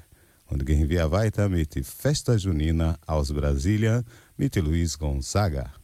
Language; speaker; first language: German; non-native, learner; Portuguese